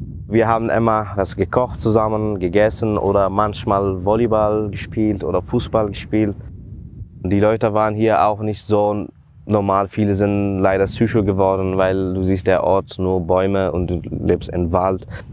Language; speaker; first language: German; non-native, fluent; Persian